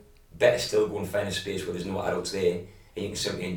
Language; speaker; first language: English; native; English